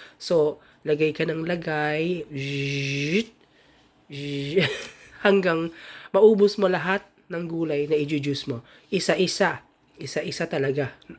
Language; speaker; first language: Filipino; native; Filipino